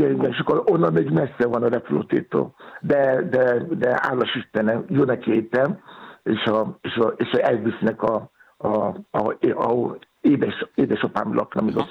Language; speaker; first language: Hungarian; non-native, fluent; Yoruba